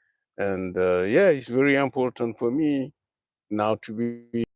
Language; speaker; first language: English; non-native, learner; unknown